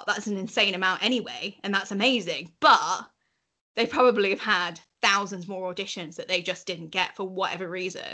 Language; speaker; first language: English; native; English